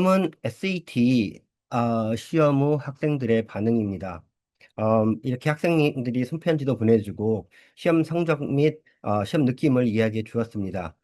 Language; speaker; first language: Korean; early bilingual, heritage; Korean